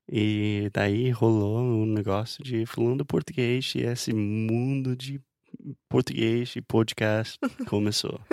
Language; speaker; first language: Portuguese; non-native, fluent; English